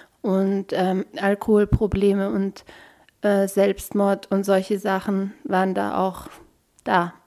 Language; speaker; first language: German; early bilingual, other home language; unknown